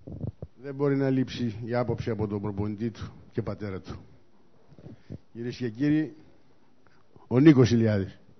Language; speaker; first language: Greek; native; Greek